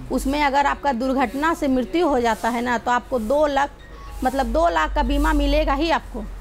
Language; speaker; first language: Hindi; native; Hindi